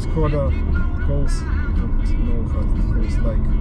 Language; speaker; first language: English; non-native, learner; German